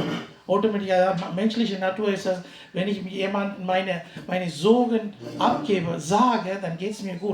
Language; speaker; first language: German; non-native, fluent; Tamil